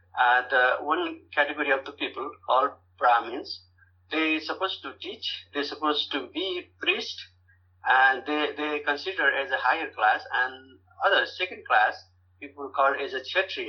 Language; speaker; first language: English; non-native, fluent; Nepali